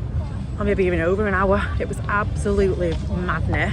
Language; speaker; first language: English; native; English